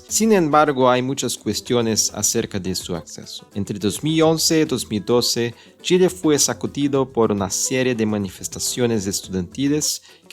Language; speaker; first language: Portuguese; non-native, learner; Spanish